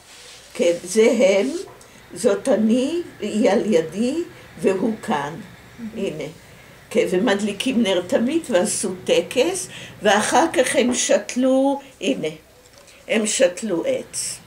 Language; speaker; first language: Hebrew; early bilingual, other home language; Dutch